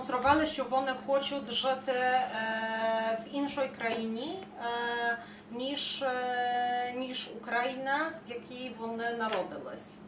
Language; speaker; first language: Ukrainian; non-native, fluent; Polish